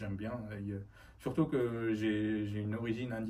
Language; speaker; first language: French; early bilingual, other home language; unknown